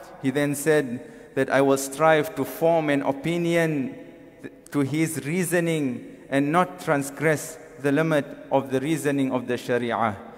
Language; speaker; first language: English; non-native, local second language; Malay